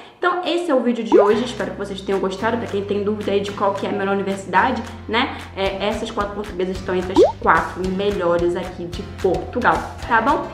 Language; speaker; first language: Portuguese; native; Portuguese